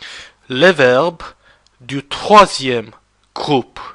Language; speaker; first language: French; non-native, fluent; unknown